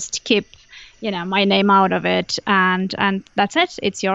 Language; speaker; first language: English; non-native, fluent; Armenian